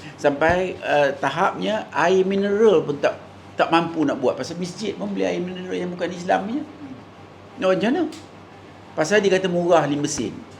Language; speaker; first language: Malay; native; Malay